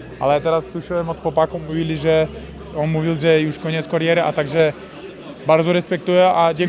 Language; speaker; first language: Polish; non-native, learner; Uzbek